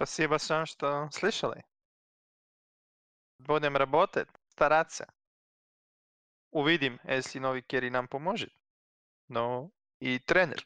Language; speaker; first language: Russian; non-native, learner; Serbian